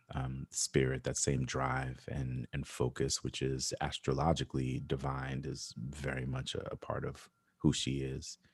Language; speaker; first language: English; native; English